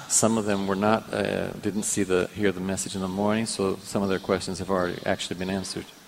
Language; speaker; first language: English; non-native, fluent; Portuguese